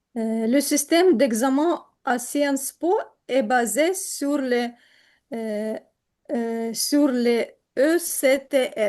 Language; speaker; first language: French; non-native, learner; Ukrainian